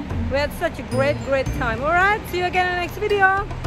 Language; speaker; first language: English; non-native, fluent; Indonesian